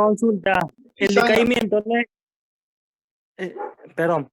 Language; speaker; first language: Spanish; native; Spanish